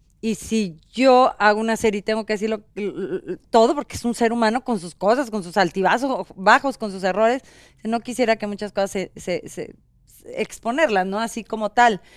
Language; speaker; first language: Spanish; native; Spanish